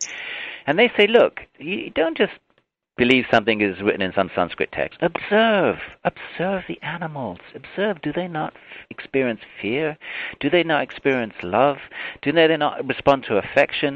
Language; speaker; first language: English; native; English